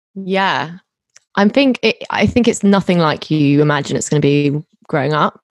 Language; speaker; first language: English; native; English